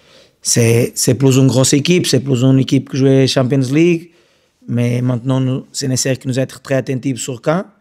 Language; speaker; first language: French; non-native, fluent; Portuguese